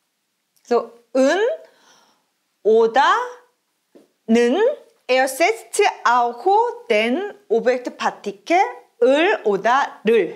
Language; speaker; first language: German; non-native, fluent; Korean